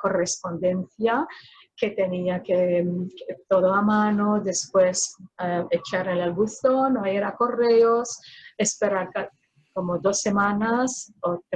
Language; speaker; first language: Spanish; non-native, fluent; Filipino